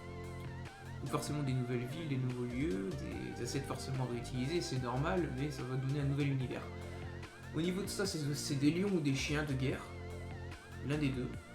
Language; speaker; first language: French; native; French